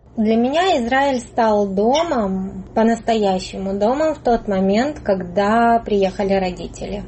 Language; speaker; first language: Russian; native; Russian